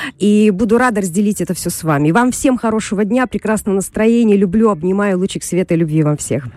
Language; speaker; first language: Russian; native; Russian